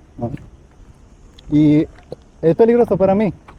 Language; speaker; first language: Spanish; non-native, learner; Slovak